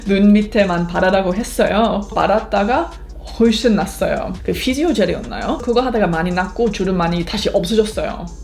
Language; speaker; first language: Korean; non-native, fluent; English